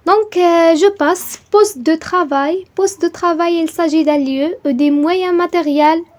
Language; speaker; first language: French; non-native, local second language; Arabic